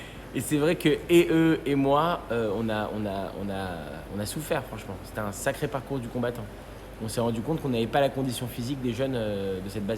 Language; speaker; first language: French; native; French